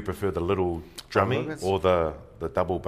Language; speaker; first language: English; native; English